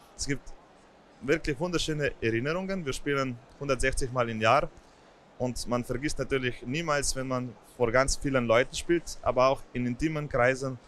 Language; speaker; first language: German; non-native, fluent; Slovenian